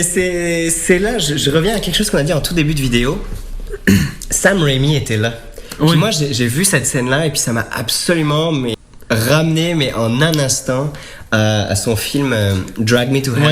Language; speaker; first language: French; native; French